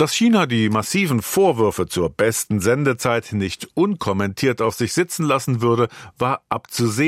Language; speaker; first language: German; native; German